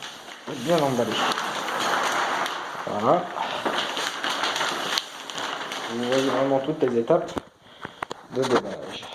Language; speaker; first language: French; native; French